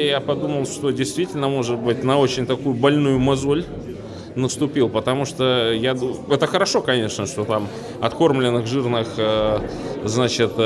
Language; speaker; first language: Russian; native; Russian